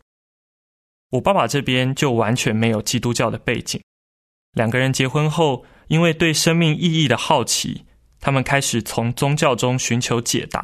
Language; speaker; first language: Chinese; native; Chinese